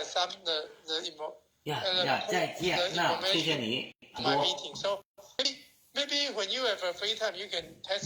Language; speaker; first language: English; non-native, learner; Chinese